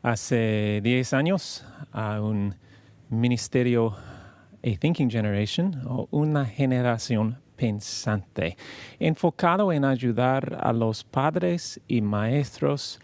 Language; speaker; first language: Spanish; non-native, learner; English